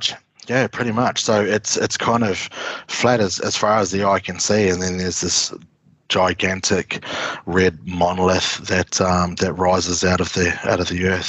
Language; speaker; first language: English; native; English